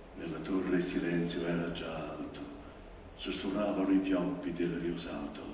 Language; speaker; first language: Italian; non-native, local second language; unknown